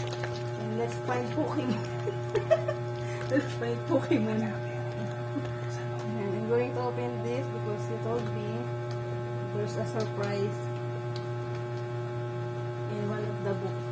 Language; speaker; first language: English; non-native, local second language; Filipino